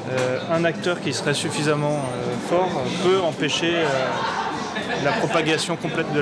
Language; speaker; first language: French; native; French